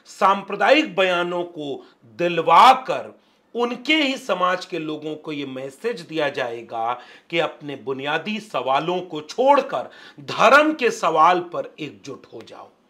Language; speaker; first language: Hindi; native; Hindi